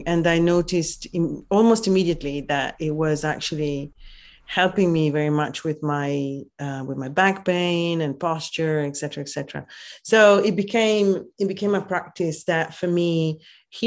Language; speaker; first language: English; non-native, fluent; Italian